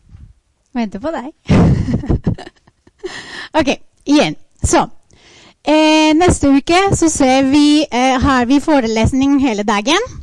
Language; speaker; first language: Norwegian; non-native, fluent; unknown